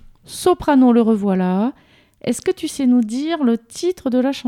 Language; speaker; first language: French; native; French